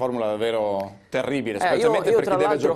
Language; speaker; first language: Italian; native; Italian